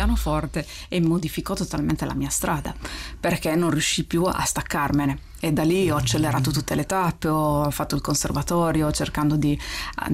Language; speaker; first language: Italian; native; Italian